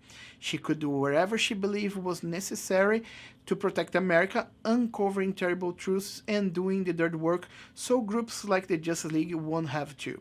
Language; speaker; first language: English; non-native, fluent; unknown